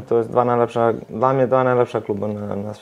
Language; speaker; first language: Polish; non-native, learner; Serbian